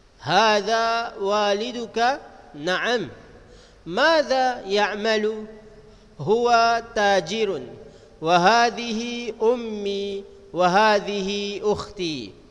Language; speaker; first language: Arabic; non-native, fluent; Indonesian